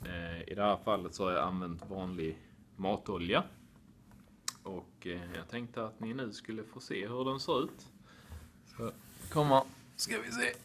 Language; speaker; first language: Swedish; native; Swedish